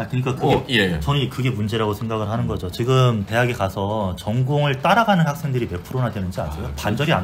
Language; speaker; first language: Korean; native; Korean